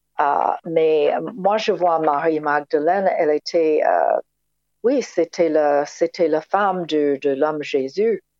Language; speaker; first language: French; non-native, fluent; English